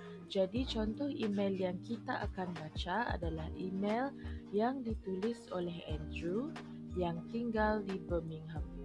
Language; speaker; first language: Malay; native; Malay